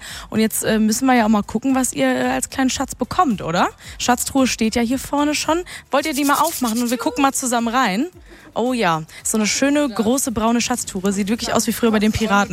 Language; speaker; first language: German; native; German